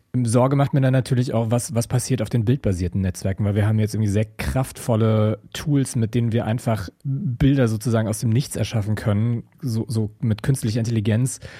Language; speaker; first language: German; early bilingual, other home language; Arabic